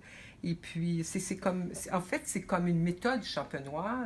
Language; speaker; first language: French; native; French